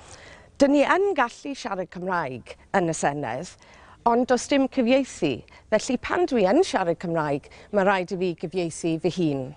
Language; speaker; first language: Welsh; non-native, local second language; English